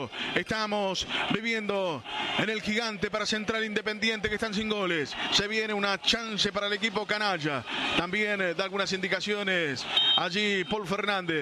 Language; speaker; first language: Spanish; native; Spanish